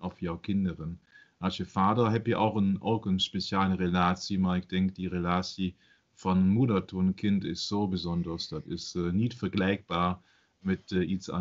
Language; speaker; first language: Dutch; non-native, learner; German